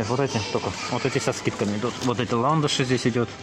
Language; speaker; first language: Russian; non-native, learner; Azerbaijani